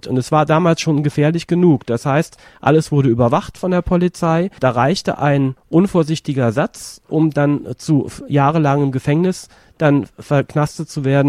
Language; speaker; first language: German; native; German